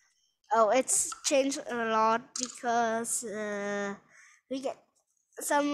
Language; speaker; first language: English; non-native, learner; Vietnamese